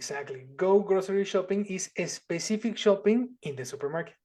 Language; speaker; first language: English; non-native, fluent; Spanish